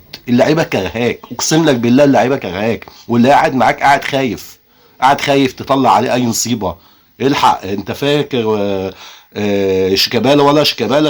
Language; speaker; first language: Arabic; native; Arabic